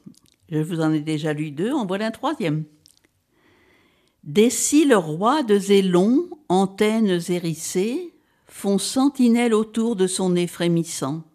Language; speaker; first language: French; native; French